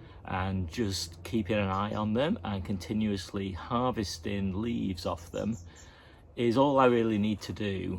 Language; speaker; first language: English; native; English